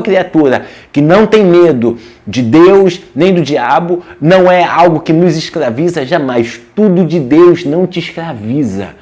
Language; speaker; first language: Portuguese; native; Portuguese